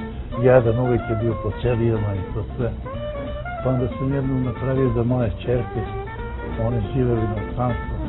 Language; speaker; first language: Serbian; non-native, local second language; Romany